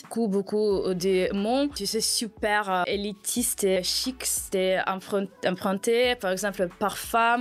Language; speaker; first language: French; non-native, fluent; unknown